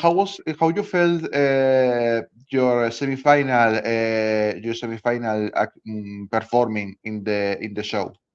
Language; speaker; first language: English; non-native, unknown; Spanish